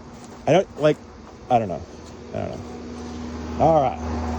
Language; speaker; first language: English; native; English